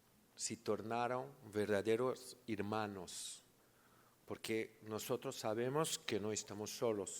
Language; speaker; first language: Spanish; non-native, learner; Portuguese